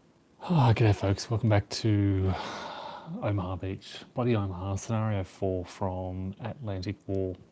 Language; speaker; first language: English; native; English